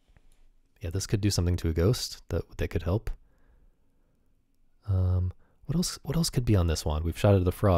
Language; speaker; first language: English; native; English